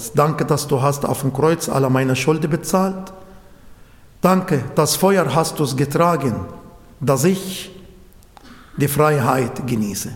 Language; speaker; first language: German; non-native, fluent; Arabic